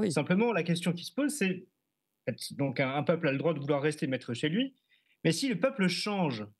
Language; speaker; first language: French; native; French